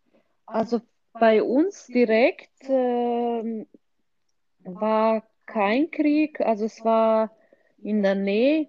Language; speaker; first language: German; non-native, fluent; Croatian